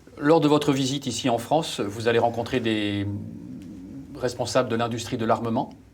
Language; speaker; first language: French; native; French